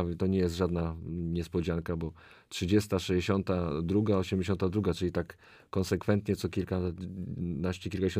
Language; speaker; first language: Polish; native; Polish